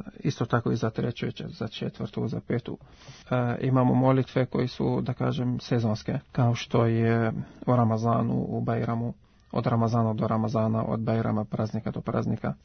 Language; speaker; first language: Serbian; non-native, fluent; Arabic